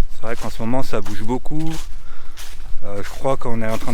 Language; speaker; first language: French; native; French